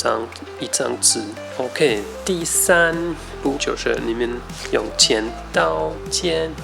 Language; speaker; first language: Chinese; non-native, fluent; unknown